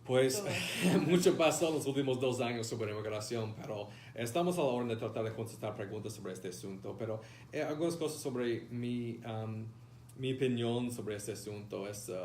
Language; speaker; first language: Spanish; non-native, fluent; English